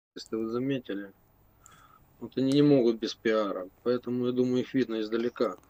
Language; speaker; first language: Russian; native; Russian